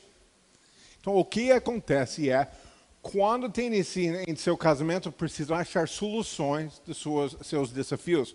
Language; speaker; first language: Portuguese; non-native, fluent; English